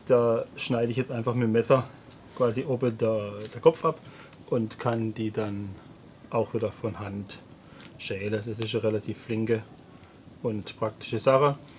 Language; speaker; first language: German; native; German